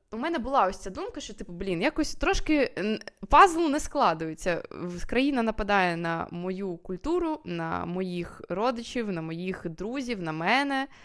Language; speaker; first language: Ukrainian; native; Ukrainian